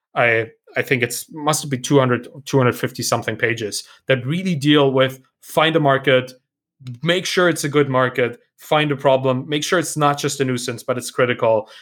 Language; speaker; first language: English; non-native, fluent; German